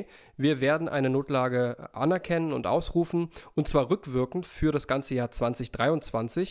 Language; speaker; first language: German; native; German